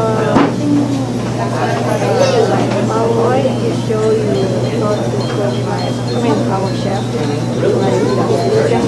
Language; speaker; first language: English; non-native, learner; Indonesian